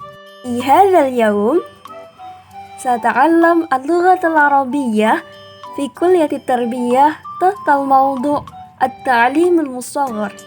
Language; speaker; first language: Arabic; non-native, learner; Indonesian